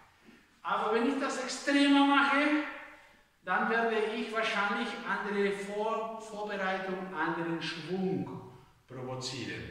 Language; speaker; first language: German; non-native, fluent; Spanish